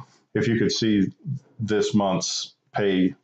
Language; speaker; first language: English; native; English